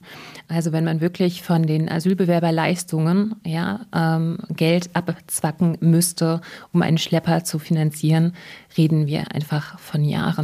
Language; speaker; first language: German; native; German